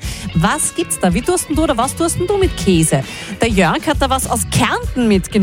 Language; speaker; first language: German; native; German